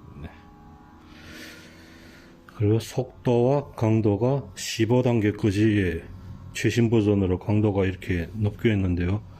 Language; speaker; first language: Korean; native; Korean